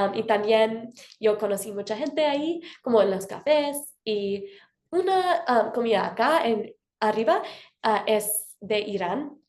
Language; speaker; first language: Spanish; non-native, fluent; English